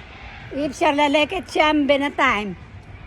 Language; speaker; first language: Hebrew; non-native, learner; Filipino